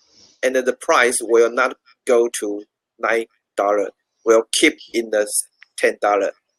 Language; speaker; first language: English; non-native, learner; Chinese